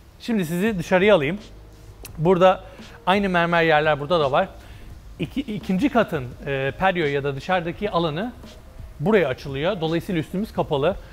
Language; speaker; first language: Turkish; early bilingual, heritage; Turkish